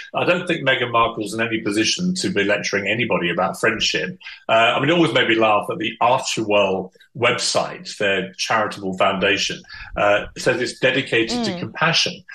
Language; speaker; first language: English; native; English